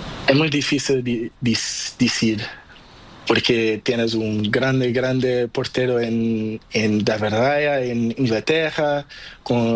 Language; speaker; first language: Spanish; non-native, learner; Portuguese